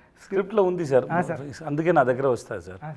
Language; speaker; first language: Telugu; non-native, learner; Tamil